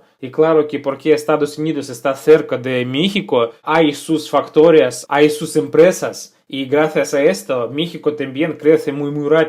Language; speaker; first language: Spanish; non-native, fluent; Russian